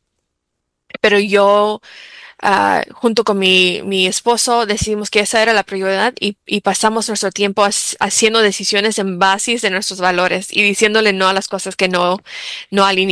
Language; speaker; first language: Spanish; early bilingual, heritage; English